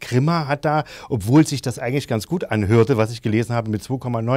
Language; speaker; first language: German; native; German